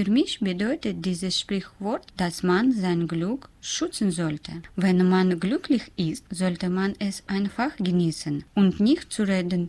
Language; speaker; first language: German; non-native, learner; Russian